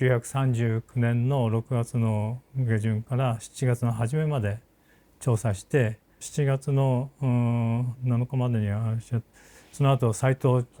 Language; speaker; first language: Japanese; native; Japanese